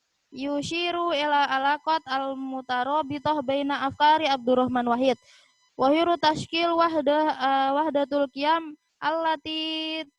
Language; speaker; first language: Arabic; non-native, learner; Indonesian